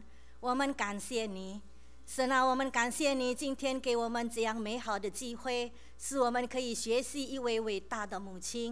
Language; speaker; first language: Chinese; native; Chinese